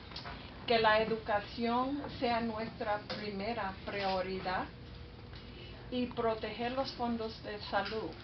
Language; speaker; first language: Spanish; early bilingual, heritage; Spanish